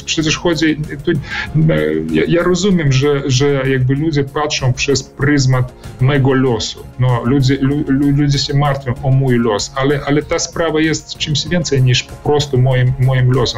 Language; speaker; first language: Polish; early bilingual, heritage; Polish